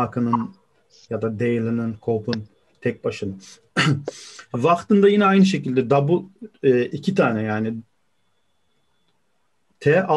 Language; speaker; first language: Turkish; native; Turkish